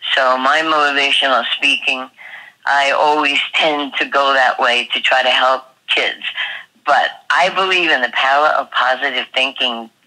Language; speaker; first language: English; native; English